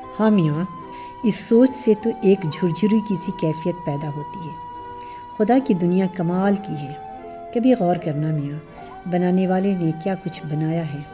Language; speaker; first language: Urdu; native; Urdu